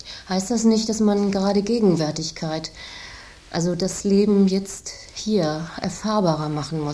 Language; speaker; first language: German; native; German